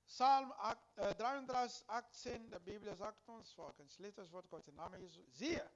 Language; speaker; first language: German; non-native, learner; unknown